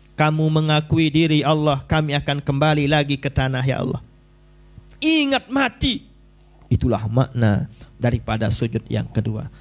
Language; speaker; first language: Malay; non-native, local second language; Sasak